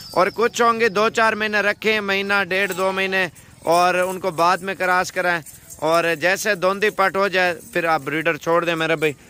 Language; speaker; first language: Urdu; non-native, local second language; Punjabi